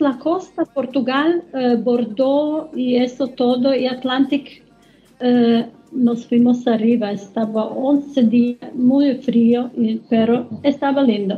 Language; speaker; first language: Spanish; non-native, learner; German